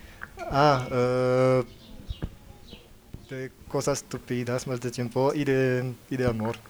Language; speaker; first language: Spanish; non-native, learner; French